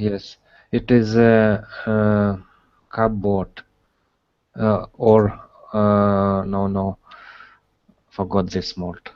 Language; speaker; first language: English; non-native, learner; Russian